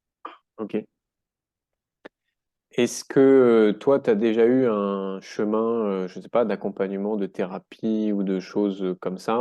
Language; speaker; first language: French; native; French